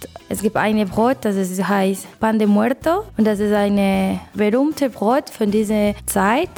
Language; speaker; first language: German; non-native, learner; Spanish